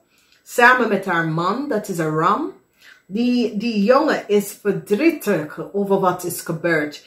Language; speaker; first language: Dutch; non-native, fluent; English